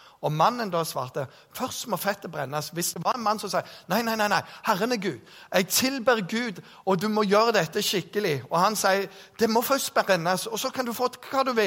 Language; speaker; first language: Norwegian; native; Norwegian